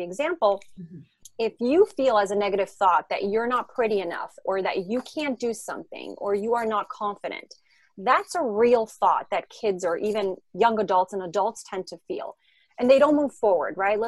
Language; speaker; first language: English; non-native, fluent; French